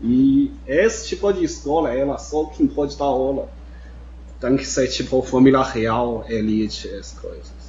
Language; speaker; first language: Portuguese; non-native, fluent; Chinese